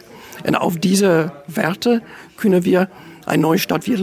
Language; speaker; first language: German; non-native, fluent; Danish